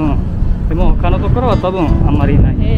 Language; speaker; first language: Japanese; non-native, fluent; Indonesian